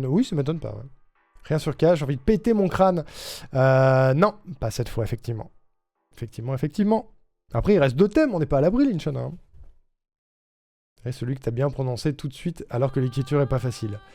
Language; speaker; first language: French; native; French